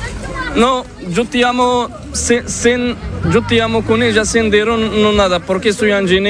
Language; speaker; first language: Spanish; non-native, learner; Arabic